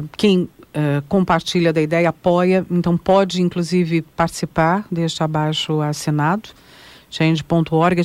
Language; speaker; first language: Portuguese; native; Portuguese